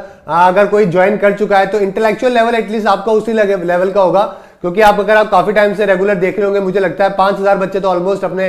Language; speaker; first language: Hindi; native; Hindi